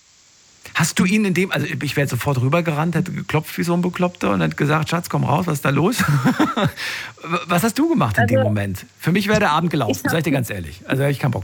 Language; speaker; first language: German; native; German